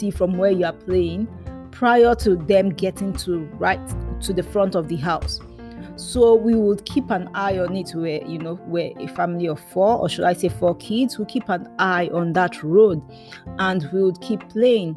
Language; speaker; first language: English; non-native, local second language; Yoruba